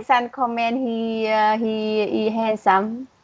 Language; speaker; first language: English; non-native, learner; Vietnamese